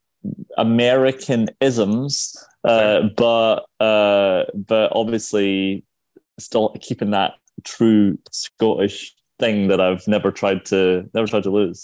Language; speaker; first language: English; native; English